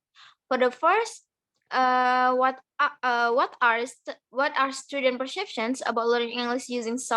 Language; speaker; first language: English; non-native, learner; Indonesian